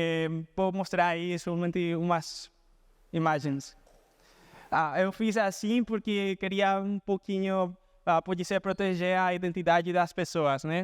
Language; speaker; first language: Portuguese; non-native, fluent; Spanish